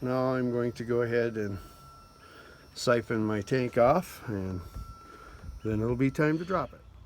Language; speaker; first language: English; native; English